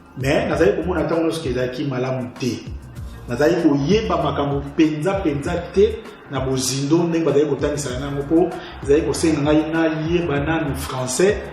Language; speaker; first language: Lingala; native; Lingala